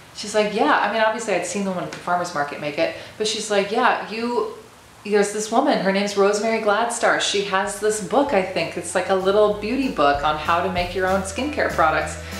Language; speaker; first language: English; native; English